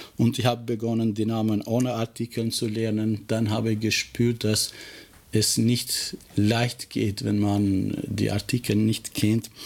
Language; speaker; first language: German; non-native, fluent; Albanian